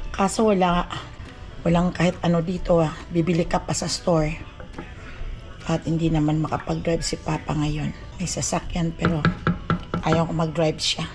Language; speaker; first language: Filipino; non-native, local second language; Cebuano